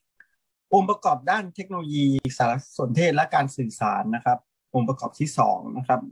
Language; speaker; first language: Thai; native; Thai